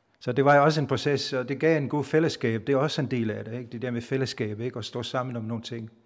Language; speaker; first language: Danish; non-native, fluent; Italian